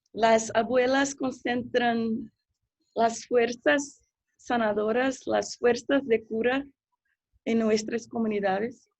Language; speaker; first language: Spanish; non-native, fluent; Portuguese